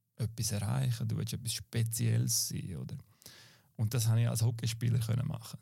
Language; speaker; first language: German; native; German